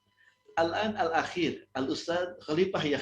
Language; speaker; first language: Arabic; non-native, fluent; Indonesian